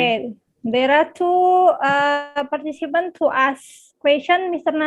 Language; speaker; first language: English; non-native, learner; Indonesian